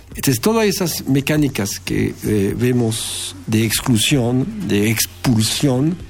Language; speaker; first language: Spanish; non-native, fluent; French